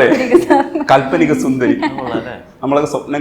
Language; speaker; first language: Malayalam; native; Malayalam